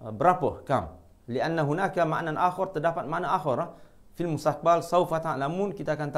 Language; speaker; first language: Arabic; non-native, fluent; Malay